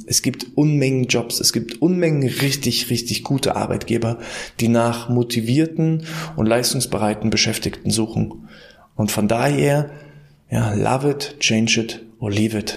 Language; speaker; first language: German; native; German